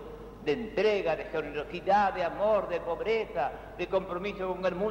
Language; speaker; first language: Spanish; native; Spanish